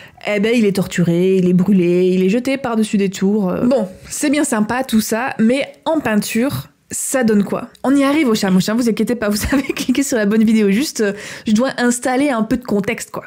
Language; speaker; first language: French; native; French